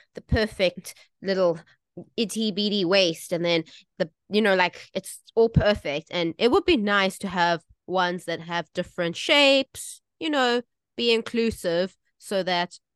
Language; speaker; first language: English; native; English